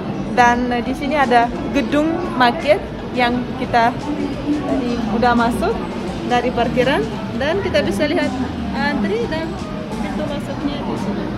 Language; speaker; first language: Indonesian; non-native, fluent; Russian